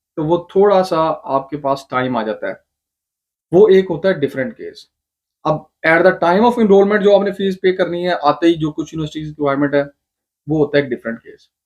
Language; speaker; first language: Urdu; non-native, local second language; Punjabi